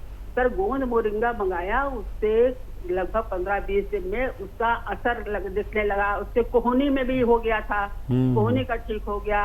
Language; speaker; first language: Hindi; native; Hindi